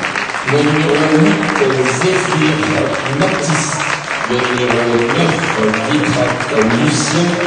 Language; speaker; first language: French; native; French